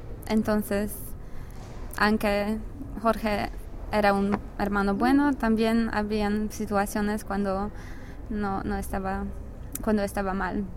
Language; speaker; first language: Spanish; non-native, learner; English